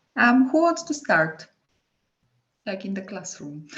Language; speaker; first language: English; non-native, fluent; Bulgarian